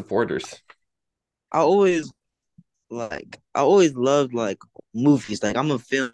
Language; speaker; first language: English; native; English